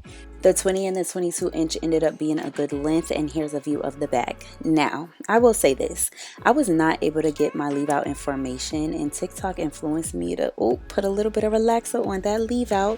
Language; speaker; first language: English; native; English